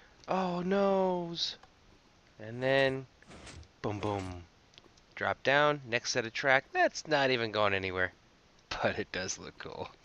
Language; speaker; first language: English; native; English